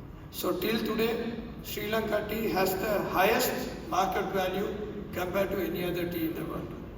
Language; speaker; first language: English; non-native, local second language; Tamil